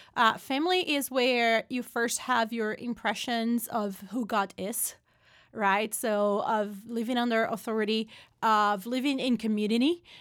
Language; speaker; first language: English; non-native, fluent; Portuguese